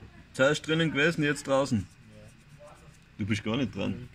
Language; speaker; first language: German; native; German